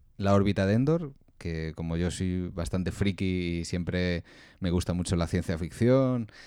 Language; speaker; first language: Spanish; native; Spanish